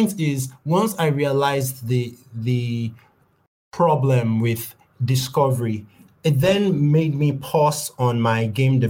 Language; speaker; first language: English; non-native, local second language; Yoruba